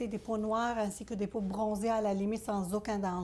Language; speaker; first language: French; native; French